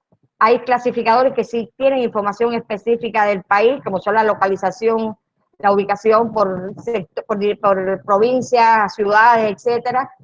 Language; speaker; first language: Spanish; native; Spanish